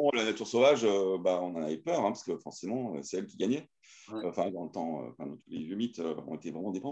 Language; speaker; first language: French; native; French